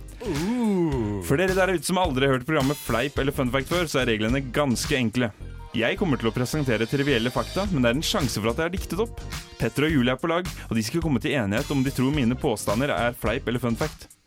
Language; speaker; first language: Norwegian; native; Norwegian